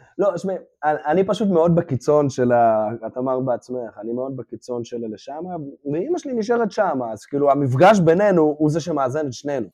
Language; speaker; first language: Hebrew; early bilingual, other home language; Russian